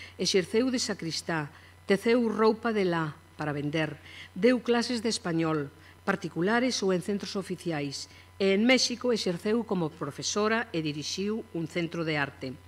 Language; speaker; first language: Galician; native; Galician